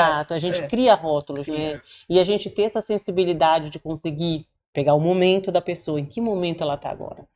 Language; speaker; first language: Portuguese; native; Portuguese